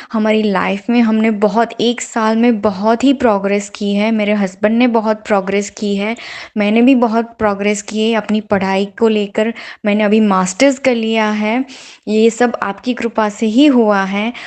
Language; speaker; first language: Hindi; non-native, local second language; Gujarati